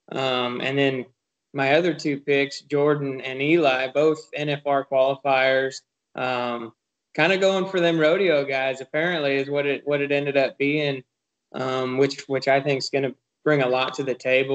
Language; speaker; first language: English; native; English